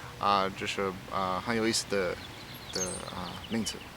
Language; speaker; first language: Chinese; non-native, learner; English